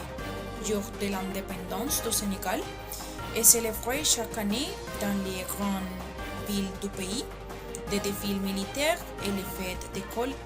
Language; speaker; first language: French; non-native, learner; Spanish